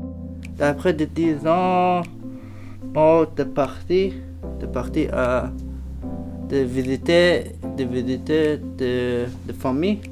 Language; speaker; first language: French; non-native, learner; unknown